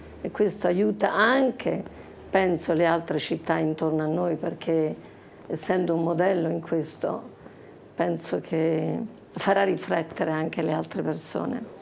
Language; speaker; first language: Italian; native; Italian